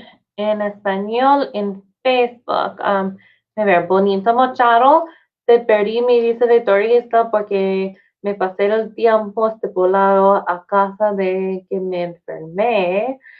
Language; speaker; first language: Spanish; non-native, fluent; English